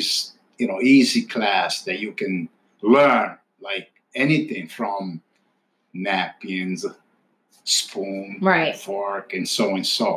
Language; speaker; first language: English; non-native, fluent; Italian